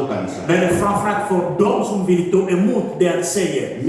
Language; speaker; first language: Swedish; non-native, fluent; Lingala